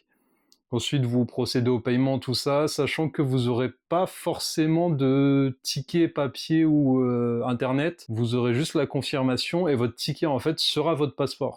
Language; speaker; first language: French; native; French